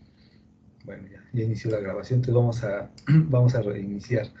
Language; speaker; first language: Spanish; native; Spanish